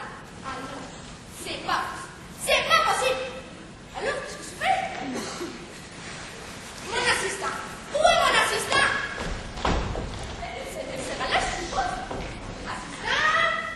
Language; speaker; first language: French; non-native, learner; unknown